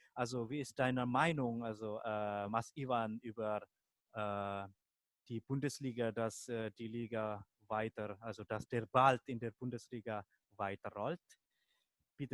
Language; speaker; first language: German; non-native, fluent; Indonesian